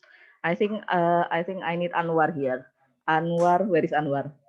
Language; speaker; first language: English; non-native, fluent; Indonesian